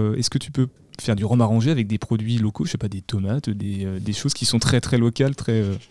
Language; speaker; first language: French; native; French